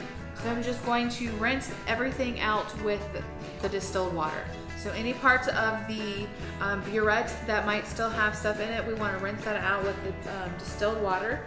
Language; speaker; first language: English; native; English